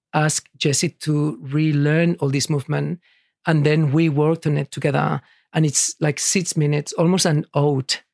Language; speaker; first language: English; early bilingual, other home language; Catalan